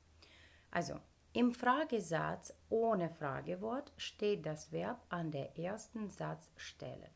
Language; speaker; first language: German; non-native, fluent; Ukrainian